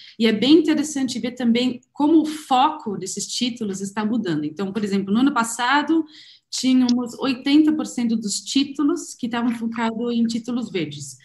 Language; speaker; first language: Portuguese; non-native, fluent; German